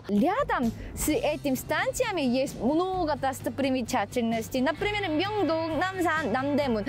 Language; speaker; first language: Russian; non-native, fluent; Korean